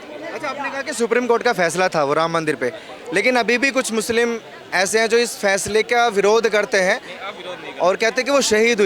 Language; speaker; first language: Hindi; native; Hindi